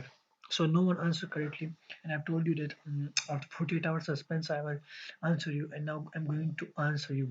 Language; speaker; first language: English; non-native, local second language; Urdu